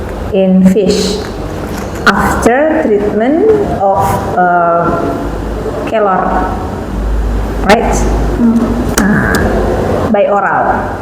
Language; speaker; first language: English; non-native, fluent; Indonesian